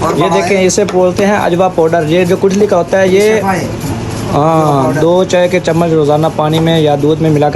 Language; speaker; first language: Hindi; native; Hindi